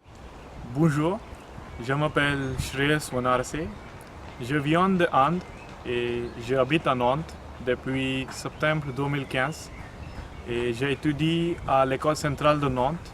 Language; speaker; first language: French; non-native, learner; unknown